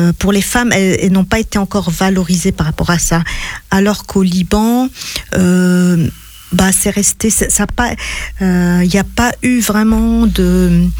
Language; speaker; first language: French; non-native, local second language; Arabic